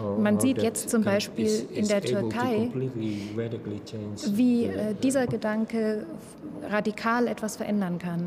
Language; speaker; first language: German; non-native, fluent; Dutch